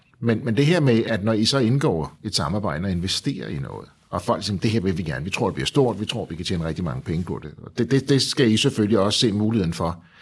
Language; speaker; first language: Danish; native; Danish